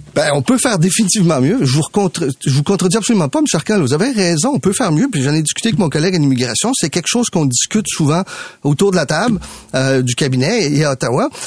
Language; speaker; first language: French; early bilingual, other home language; Spanish